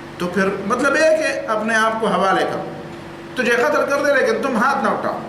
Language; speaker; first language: Urdu; non-native, local second language; Pashto